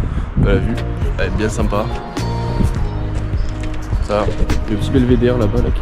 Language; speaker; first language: French; native; French